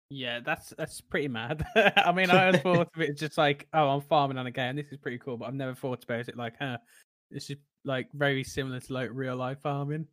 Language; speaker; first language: English; native; English